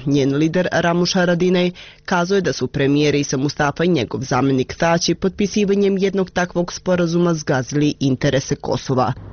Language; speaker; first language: Serbian; non-native, local second language; Albanian